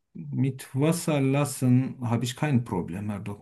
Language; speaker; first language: German; non-native, learner; Turkish